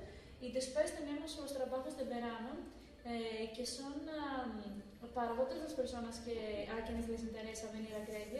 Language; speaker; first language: Spanish; non-native, fluent; Greek